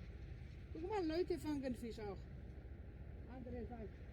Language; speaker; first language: German; non-native, learner; Arabic